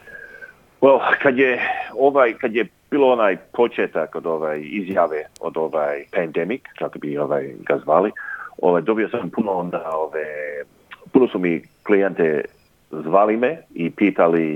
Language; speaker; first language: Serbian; early bilingual, heritage; English